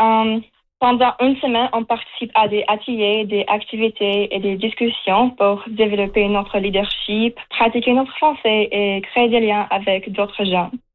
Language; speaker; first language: French; non-native, fluent; Russian